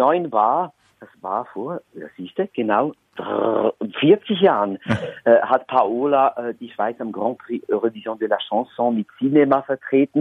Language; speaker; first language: German; native; German